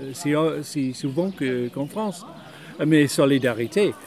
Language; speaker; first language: French; non-native, fluent; English